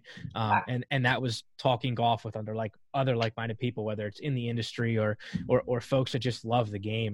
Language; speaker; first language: English; native; English